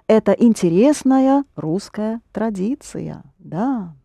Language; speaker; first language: Russian; native; Russian